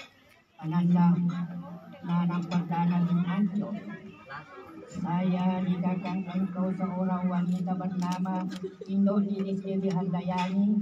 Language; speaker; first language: Indonesian; native; Indonesian